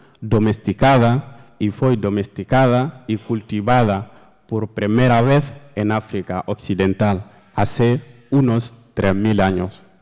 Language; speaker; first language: Spanish; non-native, learner; Fula